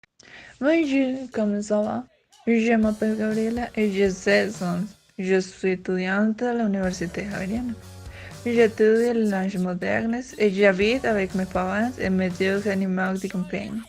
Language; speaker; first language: French; non-native, learner; Spanish